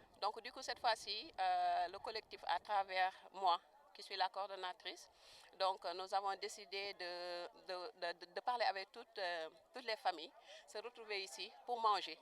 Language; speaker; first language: French; non-native, local second language; Wolof